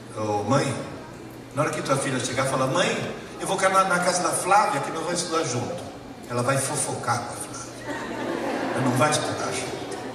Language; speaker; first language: Portuguese; early bilingual, other home language; Italian